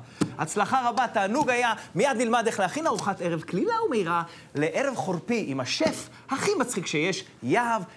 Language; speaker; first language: Hebrew; native; Hebrew